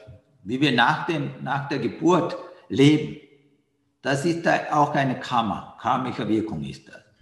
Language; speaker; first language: German; non-native, learner; Sinhala